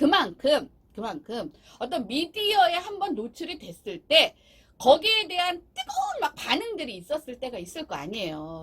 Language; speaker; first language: Korean; native; Korean